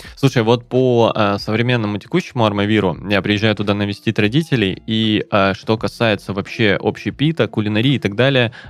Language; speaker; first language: Russian; native; Russian